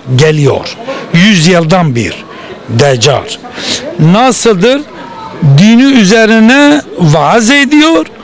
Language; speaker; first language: Turkish; non-native, local second language; Kurdish